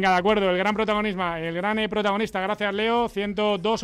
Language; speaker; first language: Spanish; native; Spanish